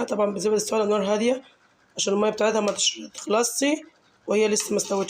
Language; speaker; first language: Arabic; native; Arabic